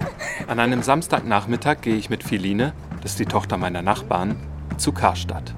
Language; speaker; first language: German; native; German